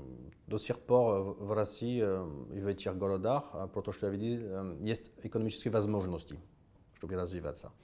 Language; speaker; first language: Russian; non-native, fluent; French